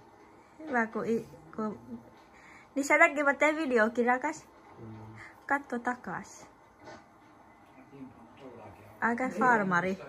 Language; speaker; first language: Finnish; non-native, learner; Vietnamese